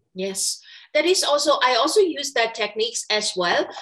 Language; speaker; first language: English; non-native, fluent; Burmese